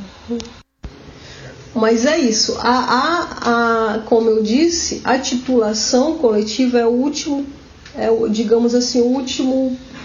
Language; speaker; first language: Portuguese; native; Portuguese